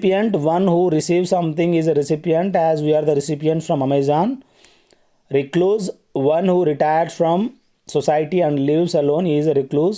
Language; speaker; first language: English; non-native, local second language; Telugu